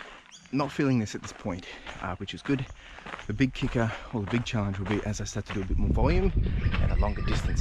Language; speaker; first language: English; native; English